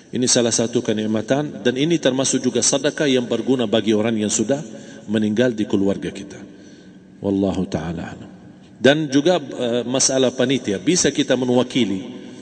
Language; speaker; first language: Malay; non-native, fluent; Arabic